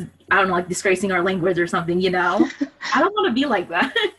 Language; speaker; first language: English; native; English